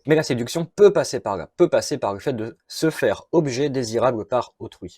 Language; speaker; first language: French; native; French